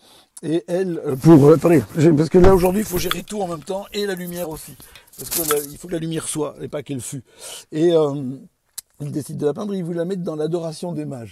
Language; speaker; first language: French; native; French